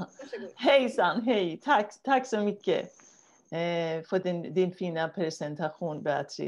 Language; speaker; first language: Swedish; non-native, fluent; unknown